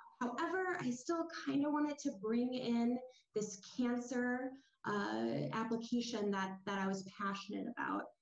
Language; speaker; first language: English; native; English